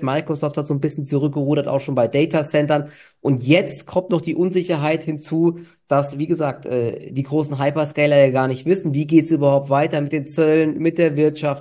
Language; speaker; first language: German; native; German